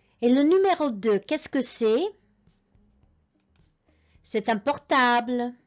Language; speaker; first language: French; non-native, fluent; English